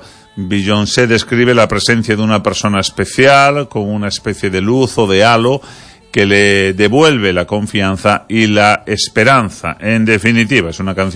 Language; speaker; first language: Spanish; native; Spanish